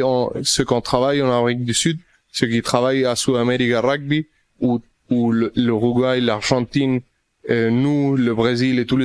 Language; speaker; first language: French; non-native, fluent; Spanish